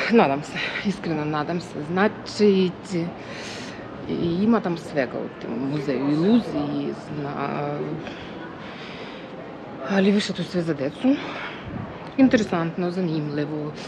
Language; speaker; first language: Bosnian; non-native, fluent; Russian